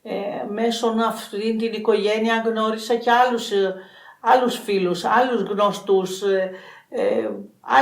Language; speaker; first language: Greek; non-native, fluent; Albanian